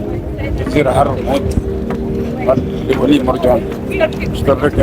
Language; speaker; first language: Arabic; non-native, learner; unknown